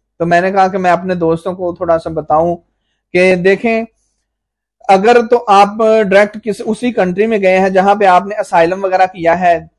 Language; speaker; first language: Urdu; non-native, local second language; Punjabi